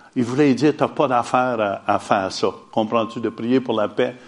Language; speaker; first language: French; native; French